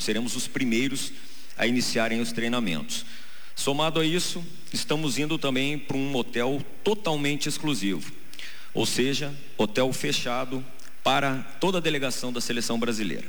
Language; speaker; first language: Portuguese; native; Portuguese